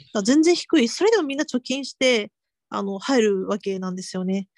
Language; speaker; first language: Japanese; non-native, fluent; Chinese